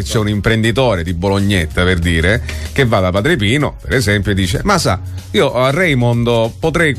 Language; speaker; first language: Italian; native; Italian